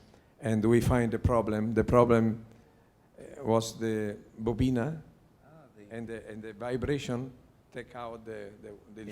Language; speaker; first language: English; non-native, learner; Italian